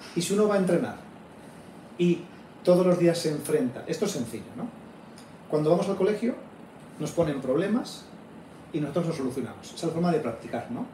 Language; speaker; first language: Spanish; native; Spanish